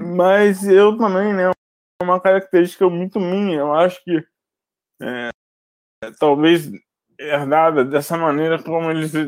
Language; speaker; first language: Portuguese; native; Portuguese